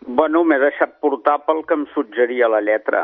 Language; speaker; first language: Catalan; native; Catalan